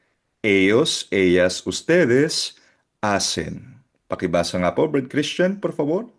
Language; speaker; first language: Spanish; non-native, fluent; Filipino